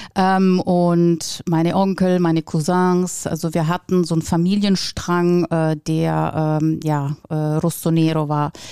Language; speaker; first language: German; non-native, fluent; Italian